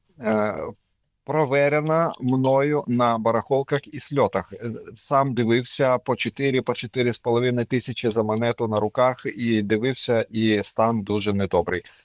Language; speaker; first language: Ukrainian; non-native, local second language; Russian